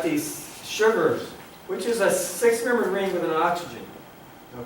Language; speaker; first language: English; native; English